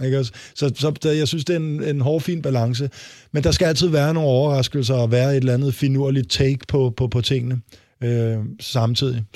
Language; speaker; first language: Danish; native; Danish